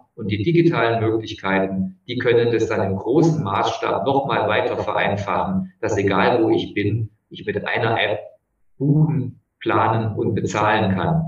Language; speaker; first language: German; native; German